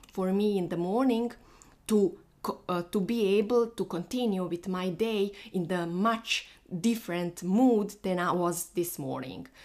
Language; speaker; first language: English; non-native, fluent; Bosnian